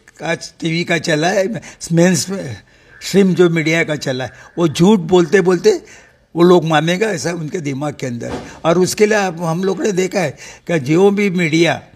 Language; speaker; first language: Hindi; non-native, local second language; Marathi